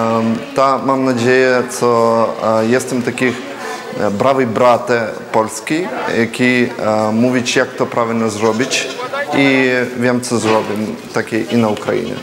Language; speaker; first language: Polish; non-native, learner; Ukrainian